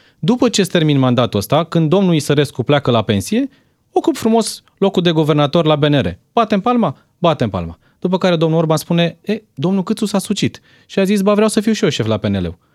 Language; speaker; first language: Romanian; native; Romanian